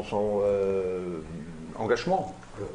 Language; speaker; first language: French; non-native, learner; German